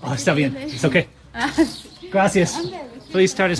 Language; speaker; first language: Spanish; non-native, learner; English